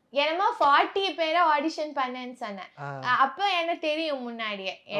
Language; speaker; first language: Tamil; non-native, local second language; Malayalam